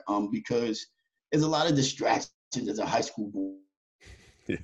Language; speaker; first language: English; native; English